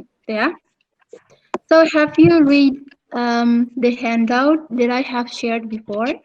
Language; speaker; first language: English; non-native, fluent; Indonesian